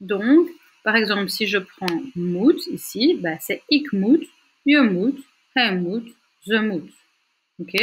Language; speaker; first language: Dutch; non-native, fluent; French